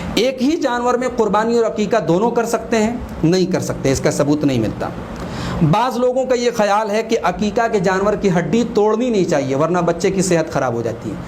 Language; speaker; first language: Urdu; native; Urdu